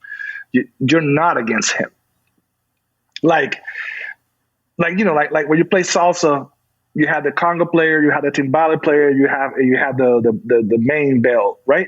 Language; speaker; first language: English; non-native, fluent; Spanish